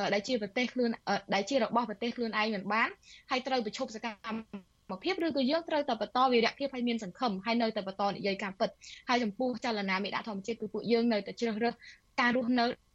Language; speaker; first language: Khmer; native; Khmer